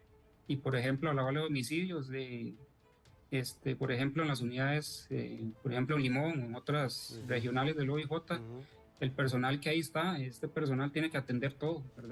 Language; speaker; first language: Spanish; native; Spanish